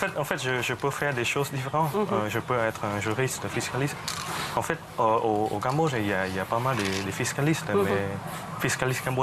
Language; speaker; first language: French; non-native, fluent; Khmer